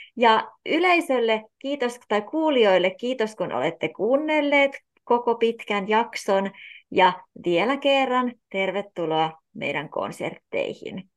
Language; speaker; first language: Finnish; native; Finnish